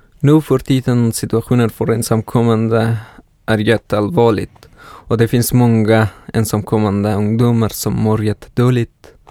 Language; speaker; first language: Swedish; non-native, fluent; Persian